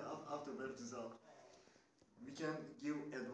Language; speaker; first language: English; non-native, learner; Turkish